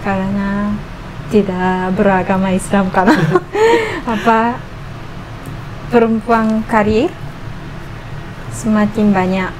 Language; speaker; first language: Indonesian; non-native, learner; Japanese